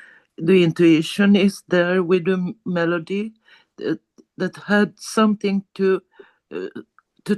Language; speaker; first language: English; non-native, learner; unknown